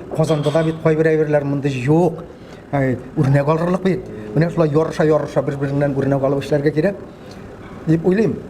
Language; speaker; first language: Tatar; native; Tatar